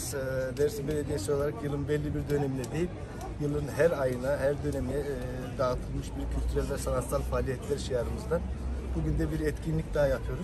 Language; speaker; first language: Turkish; native; Turkish